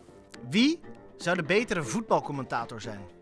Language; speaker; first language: Dutch; native; Dutch